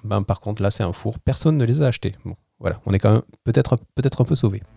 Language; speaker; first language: French; native; French